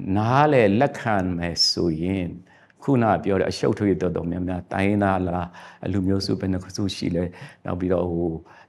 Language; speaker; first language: Burmese; non-native, local second language; Shan